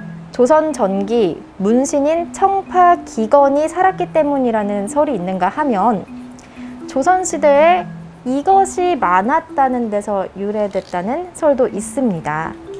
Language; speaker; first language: Korean; native; Korean